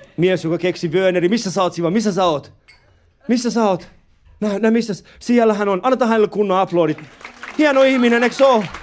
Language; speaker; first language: Finnish; early bilingual, other home language; Persian